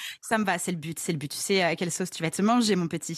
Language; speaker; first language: French; native; French